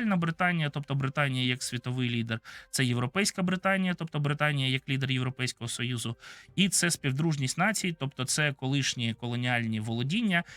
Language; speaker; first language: Ukrainian; non-native, local second language; Russian